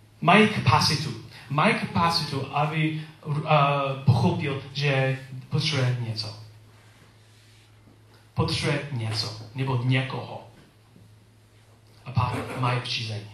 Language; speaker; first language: Czech; non-native, learner; English